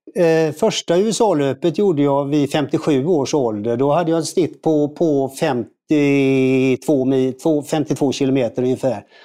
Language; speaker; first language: Swedish; native; Swedish